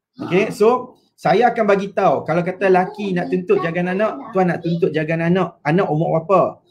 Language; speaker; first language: Malay; native; Malay